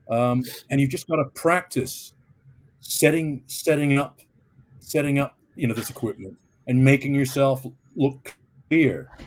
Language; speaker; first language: English; native; English